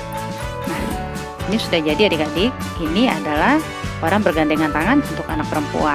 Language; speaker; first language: Indonesian; native; Indonesian